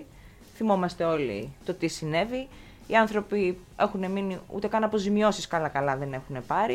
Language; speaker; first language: Greek; native; Greek